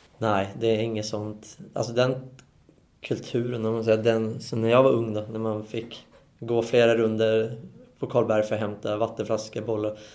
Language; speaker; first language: Swedish; native; Swedish